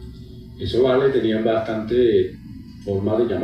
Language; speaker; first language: Spanish; native; Spanish